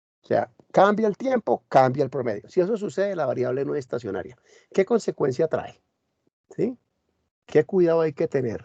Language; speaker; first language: Spanish; native; Spanish